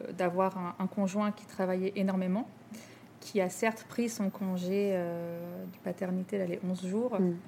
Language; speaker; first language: French; native; French